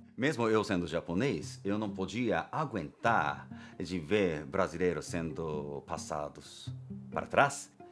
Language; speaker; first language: Portuguese; non-native, fluent; Japanese